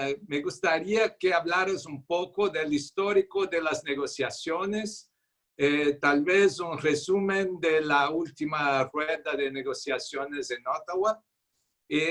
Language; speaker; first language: Spanish; non-native, fluent; Portuguese